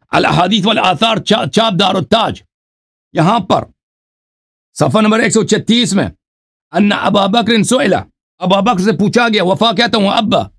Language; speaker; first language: Urdu; non-native, fluent; Persian